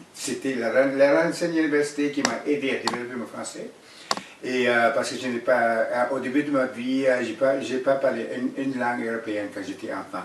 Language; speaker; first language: French; non-native, fluent; Cree